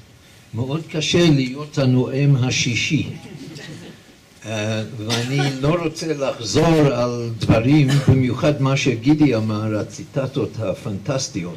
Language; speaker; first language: Hebrew; non-native, fluent; English